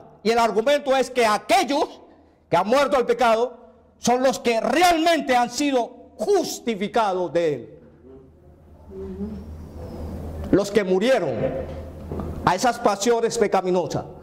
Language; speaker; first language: Spanish; native; Spanish